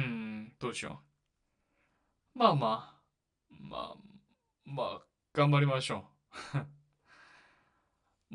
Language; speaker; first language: Japanese; non-native, learner; Korean